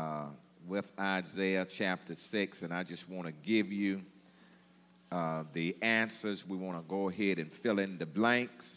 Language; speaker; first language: English; native; English